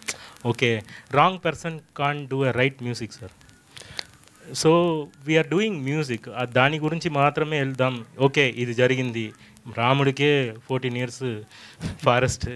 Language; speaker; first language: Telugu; non-native, fluent; Tamil